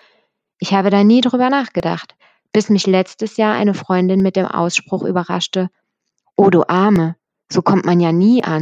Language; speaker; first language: German; native; German